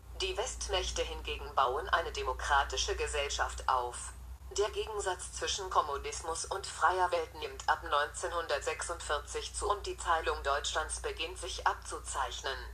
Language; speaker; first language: German; non-native, learner; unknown